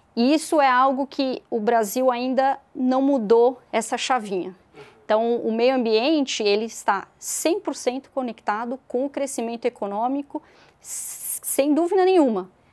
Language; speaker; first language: Portuguese; native; Portuguese